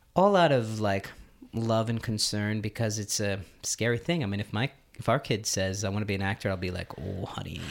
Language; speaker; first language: English; early bilingual, other home language; Hindi